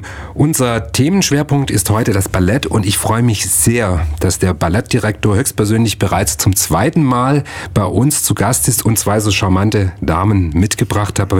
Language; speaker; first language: German; native; German